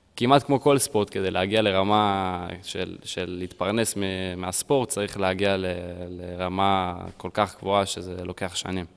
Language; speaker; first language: Hebrew; early bilingual, heritage; Hebrew